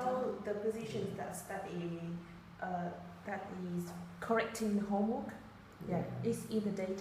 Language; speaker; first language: English; non-native, learner; Vietnamese